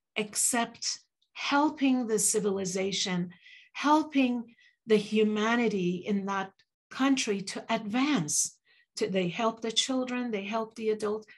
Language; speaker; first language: English; early bilingual, other home language; Persian